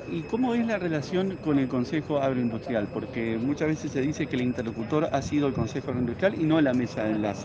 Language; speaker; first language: Spanish; native; Spanish